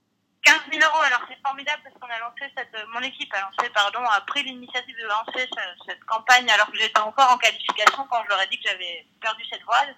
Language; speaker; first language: French; native; French